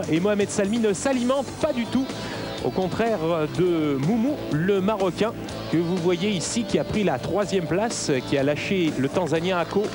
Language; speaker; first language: French; native; French